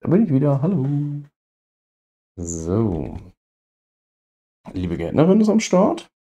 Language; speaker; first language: German; native; German